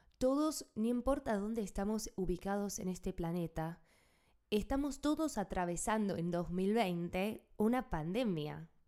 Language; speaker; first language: Spanish; non-native, fluent; English